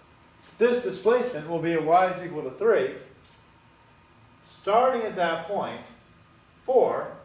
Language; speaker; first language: English; native; English